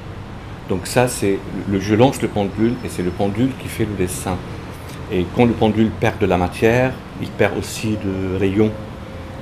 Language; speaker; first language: French; non-native, local second language; Arabic